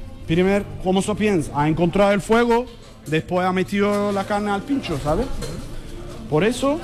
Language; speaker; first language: Spanish; non-native, learner; Turkish